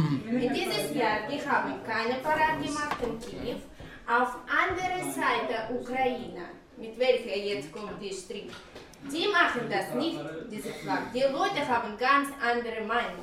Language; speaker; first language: German; non-native, learner; Russian